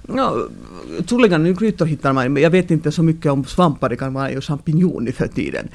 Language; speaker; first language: Swedish; non-native, local second language; Finnish